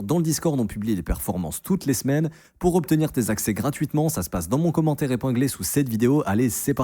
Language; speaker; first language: French; native; French